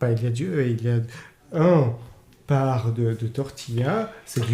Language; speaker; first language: French; non-native, fluent; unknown